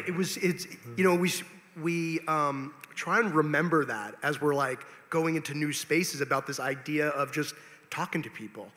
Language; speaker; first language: English; native; English